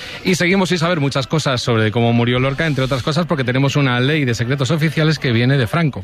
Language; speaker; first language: Spanish; native; Spanish